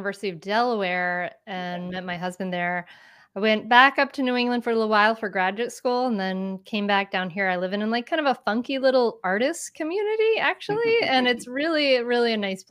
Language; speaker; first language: English; native; English